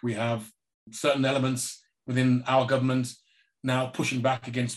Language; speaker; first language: English; native; English